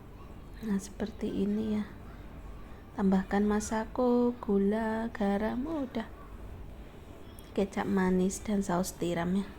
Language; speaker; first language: Indonesian; native; Indonesian